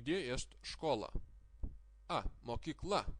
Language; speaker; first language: Russian; non-native, fluent; Lithuanian